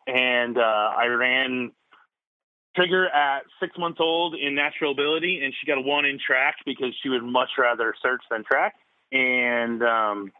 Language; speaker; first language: English; native; English